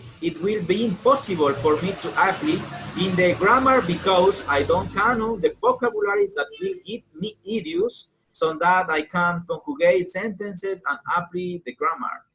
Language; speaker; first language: English; non-native, learner; Spanish